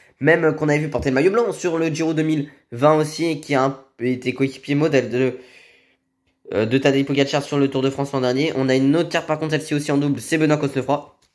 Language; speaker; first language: French; native; French